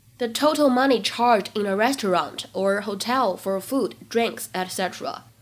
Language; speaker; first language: English; non-native, fluent; Chinese